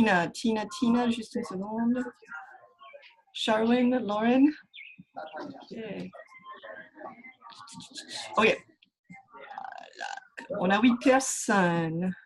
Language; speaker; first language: French; non-native, fluent; English